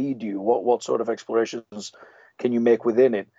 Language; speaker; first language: English; native; English